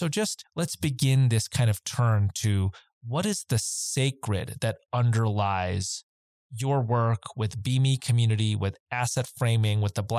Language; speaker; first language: English; native; English